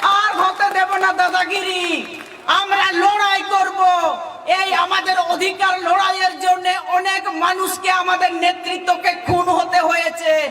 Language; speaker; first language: Bangla; non-native, local second language; Santali